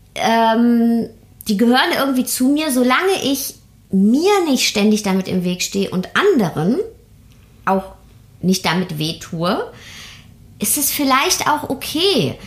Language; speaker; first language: German; early bilingual, other home language; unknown